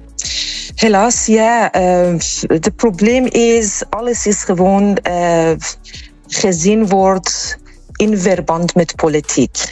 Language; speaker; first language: Dutch; non-native, fluent; Persian